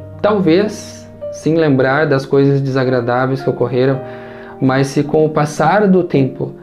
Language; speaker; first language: Portuguese; native; Portuguese